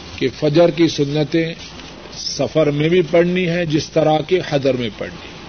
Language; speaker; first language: Urdu; non-native, local second language; Punjabi